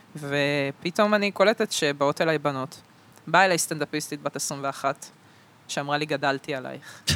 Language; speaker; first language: Hebrew; early bilingual, other home language; Russian